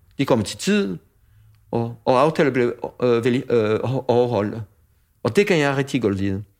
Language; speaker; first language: Danish; non-native, fluent; French